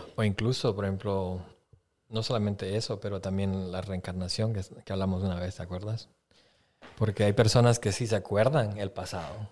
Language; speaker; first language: Spanish; early bilingual, heritage; Spanish